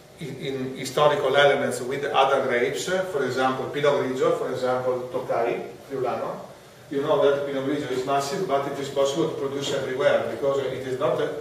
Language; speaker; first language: English; non-native, fluent; Italian